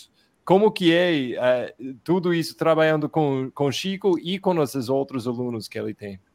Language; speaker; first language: Portuguese; non-native, fluent; English